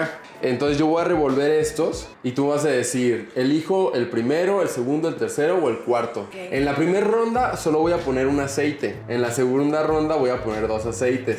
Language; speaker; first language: Spanish; native; Spanish